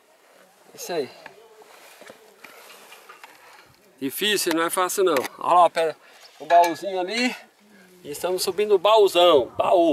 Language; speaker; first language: Portuguese; native; Portuguese